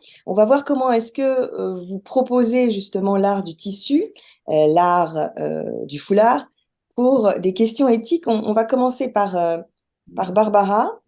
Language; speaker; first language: French; native; French